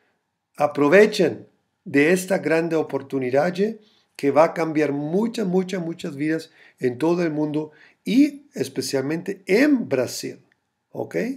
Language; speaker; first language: Spanish; non-native, fluent; German